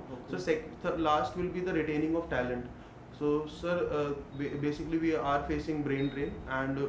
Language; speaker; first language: English; non-native, local second language; Hindi